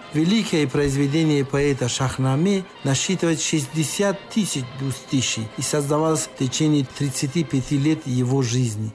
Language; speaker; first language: Russian; non-native, local second language; Tajik